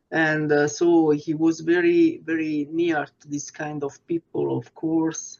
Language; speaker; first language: English; non-native, fluent; Italian